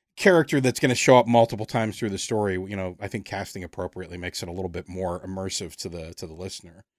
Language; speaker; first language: English; native; English